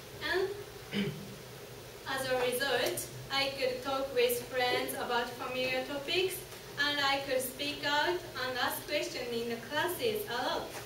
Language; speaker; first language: English; non-native, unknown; Japanese